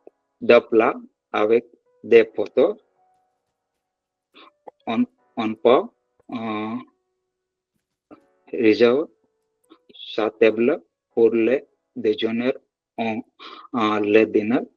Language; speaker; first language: French; non-native, learner; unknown